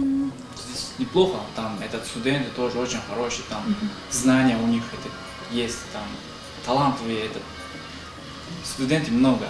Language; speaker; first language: Russian; non-native, learner; Uzbek